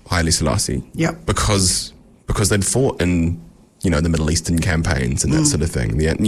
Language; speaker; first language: English; native; English